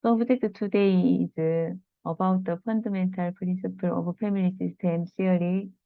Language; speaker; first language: English; non-native, learner; Korean